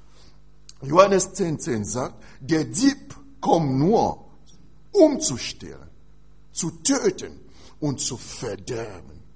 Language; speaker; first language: German; non-native, fluent; French